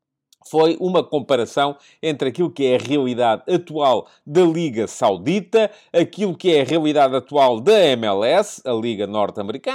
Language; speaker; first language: Portuguese; native; Portuguese